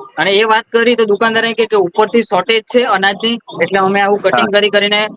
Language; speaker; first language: Gujarati; native; Gujarati